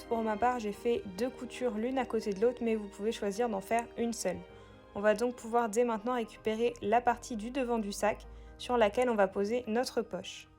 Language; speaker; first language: French; native; French